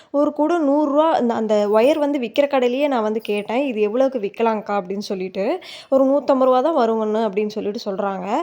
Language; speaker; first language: Tamil; native; Tamil